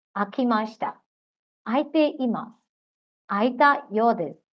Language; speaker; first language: Japanese; non-native, fluent; Burmese